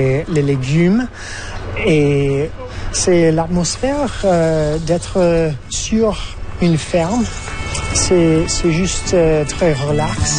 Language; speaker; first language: French; non-native, fluent; English